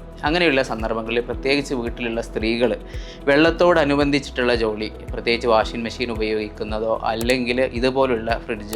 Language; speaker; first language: Malayalam; native; Malayalam